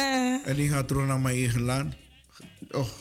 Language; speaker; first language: Dutch; non-native, learner; Spanish